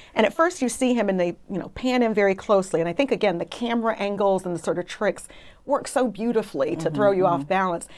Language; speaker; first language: English; native; English